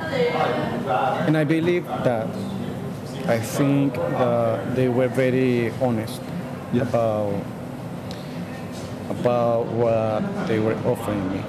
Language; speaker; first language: English; non-native, fluent; Spanish